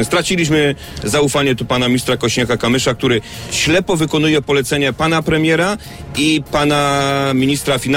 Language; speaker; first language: Polish; native; Polish